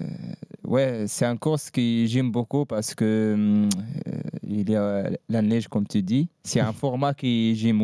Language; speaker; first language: French; non-native, learner; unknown